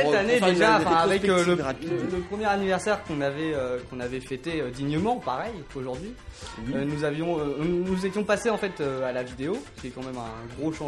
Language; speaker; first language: French; native; French